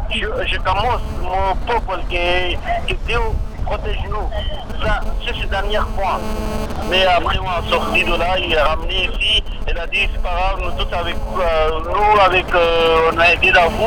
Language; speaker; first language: French; non-native, learner; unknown